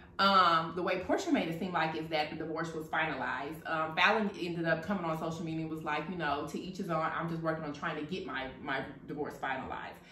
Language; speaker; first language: English; native; English